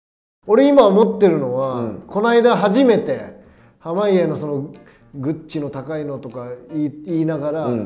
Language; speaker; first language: Japanese; native; Japanese